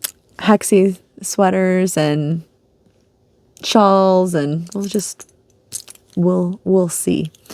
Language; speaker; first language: English; native; English